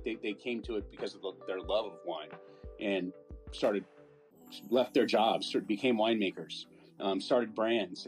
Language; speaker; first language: English; native; English